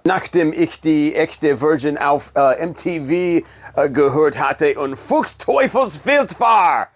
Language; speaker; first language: German; non-native, learner; English